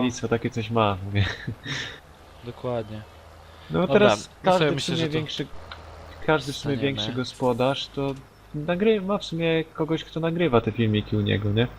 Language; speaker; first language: Polish; native; Polish